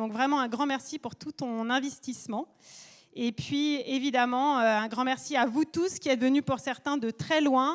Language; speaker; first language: French; native; French